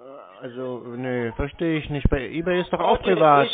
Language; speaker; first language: German; native; German